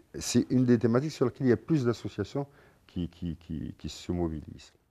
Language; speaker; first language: French; non-native, local second language; Arabic